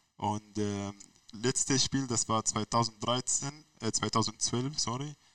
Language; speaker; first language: German; non-native, learner; Arabic